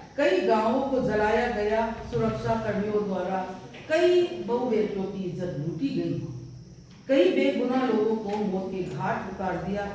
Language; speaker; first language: Hindi; non-native, local second language; Mizo